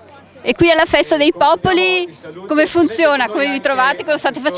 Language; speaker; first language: Italian; native; Italian